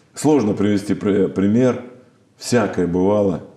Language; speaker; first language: Russian; native; Russian